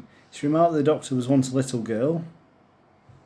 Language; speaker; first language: English; native; English